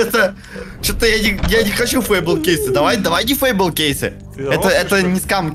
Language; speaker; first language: Russian; native; Russian